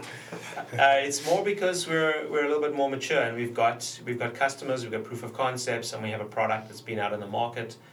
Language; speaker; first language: English; native; English